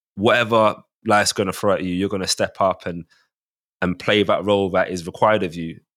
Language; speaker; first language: English; native; English